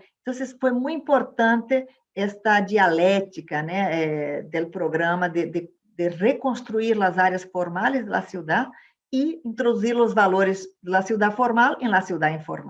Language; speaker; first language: Spanish; non-native, fluent; Portuguese